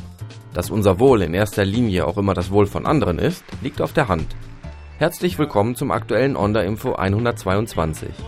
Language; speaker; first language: German; native; German